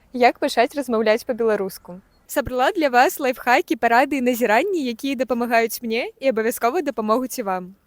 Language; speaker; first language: Belarusian; non-native, local second language; Russian